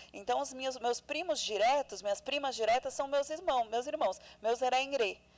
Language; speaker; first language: Portuguese; non-native, local second language; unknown